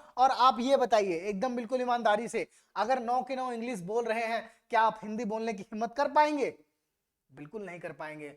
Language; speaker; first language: Hindi; native; Hindi